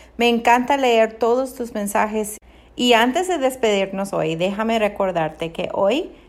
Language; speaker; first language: Spanish; non-native, fluent; English